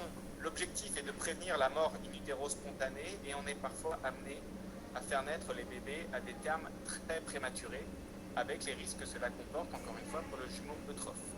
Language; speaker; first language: French; native; French